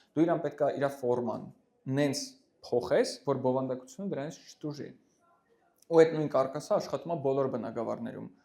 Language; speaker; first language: Armenian; early bilingual, heritage; Armenian